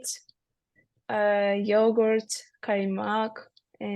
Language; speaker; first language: English; non-native, learner; Russian